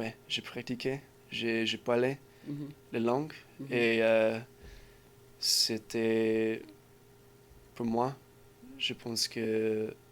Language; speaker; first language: French; non-native, learner; English